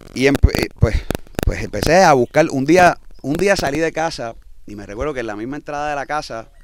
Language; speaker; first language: Spanish; native; Spanish